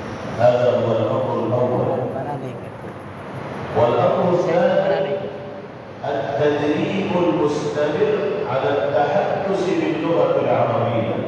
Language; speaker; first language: Arabic; non-native, fluent; Urdu